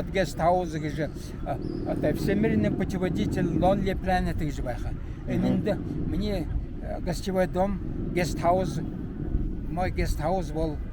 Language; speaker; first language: Russian; non-native, fluent; Mongolian